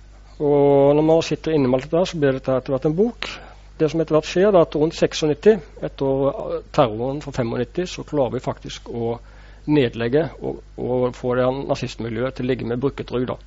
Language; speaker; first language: Norwegian; native; Norwegian